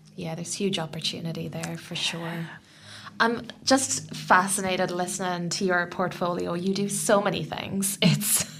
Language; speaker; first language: English; native; English